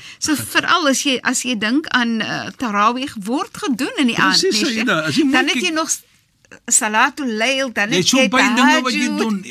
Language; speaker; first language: Afrikaans; native; Afrikaans